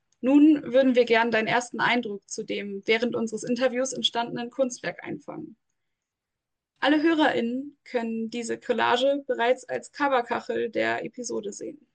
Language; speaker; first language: German; native; German